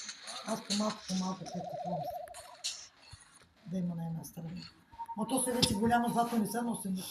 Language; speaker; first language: Bulgarian; non-native, local second language; Turkish